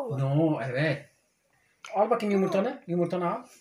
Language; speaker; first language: Turkish; native; Turkish